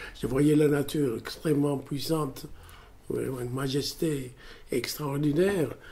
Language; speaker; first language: French; non-native, fluent; Amharic